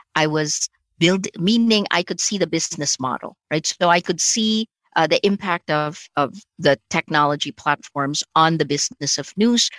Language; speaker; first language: English; early bilingual, other home language; Filipino